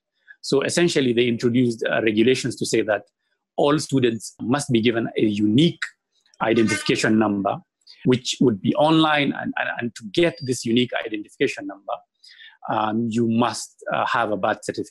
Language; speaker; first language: English; non-native, local second language; Somali